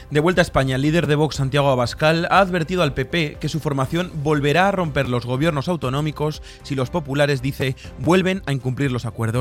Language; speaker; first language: Spanish; native; Spanish